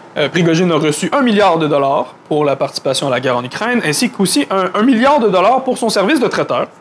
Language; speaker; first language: French; native; French